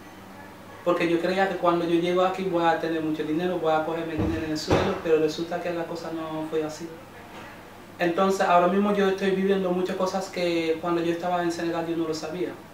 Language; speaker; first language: Spanish; non-native, learner; Wolof